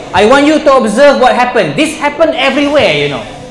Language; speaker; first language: English; non-native, local second language; Malay